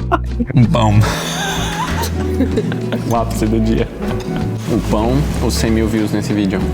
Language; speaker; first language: Portuguese; native; Portuguese